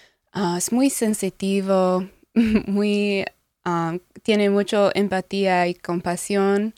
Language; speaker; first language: Spanish; non-native, learner; English